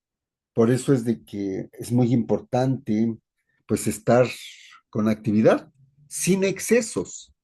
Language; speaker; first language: Spanish; native; Spanish